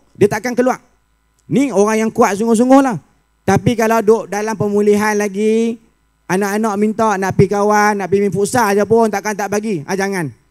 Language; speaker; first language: Malay; native; Malay